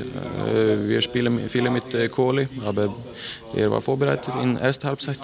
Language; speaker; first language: German; non-native, learner; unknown